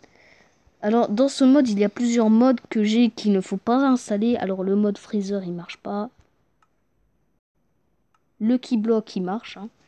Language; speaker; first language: French; native; French